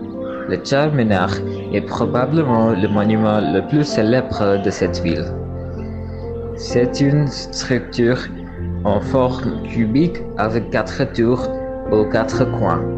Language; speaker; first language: French; non-native, learner; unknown